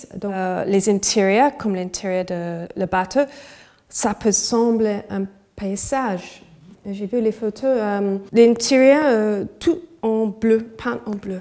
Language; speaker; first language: French; non-native, fluent; English